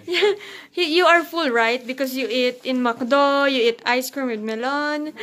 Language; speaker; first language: English; non-native, fluent; Filipino